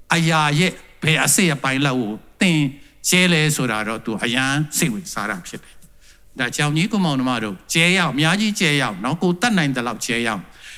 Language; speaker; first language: Burmese; non-native, local second language; Tedim Chin